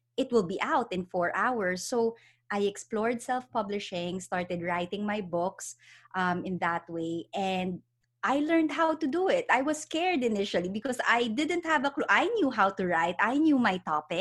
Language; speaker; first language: English; non-native, local second language; Filipino